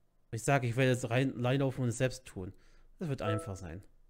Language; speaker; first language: German; native; German